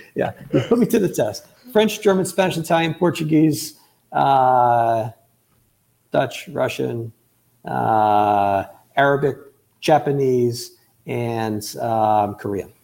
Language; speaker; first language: English; native; English